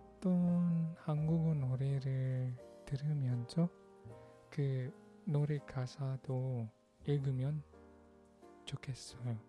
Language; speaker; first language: Korean; non-native, learner; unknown